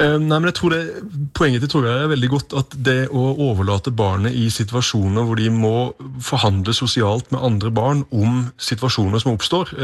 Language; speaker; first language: Norwegian; native; Norwegian